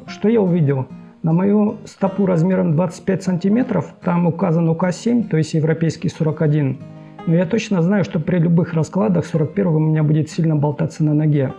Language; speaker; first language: Russian; native; Russian